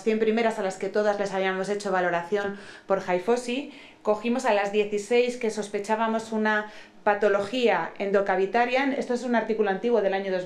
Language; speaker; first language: Spanish; native; Spanish